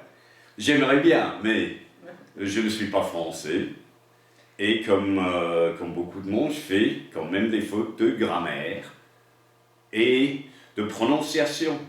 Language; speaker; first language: French; non-native, fluent; English